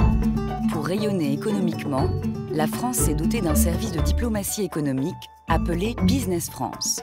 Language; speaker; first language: French; native; French